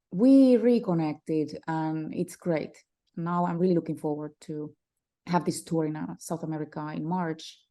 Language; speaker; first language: English; non-native, fluent; Finnish